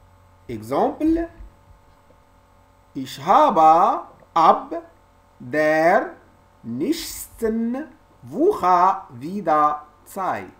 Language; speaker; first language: German; non-native, learner; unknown